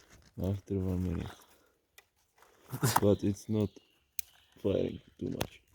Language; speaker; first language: English; non-native, fluent; Czech